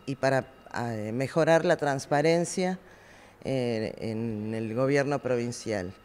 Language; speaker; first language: Spanish; native; Spanish